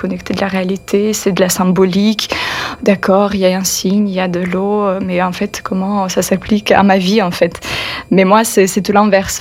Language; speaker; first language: French; non-native, fluent; Russian